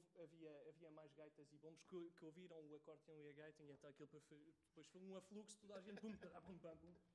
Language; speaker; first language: Portuguese; native; Portuguese